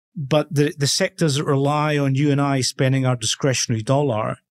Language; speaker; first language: English; native; English